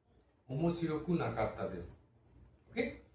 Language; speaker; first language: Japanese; non-native, fluent; Bangla